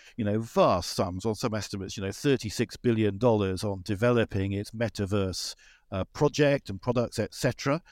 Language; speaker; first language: English; native; English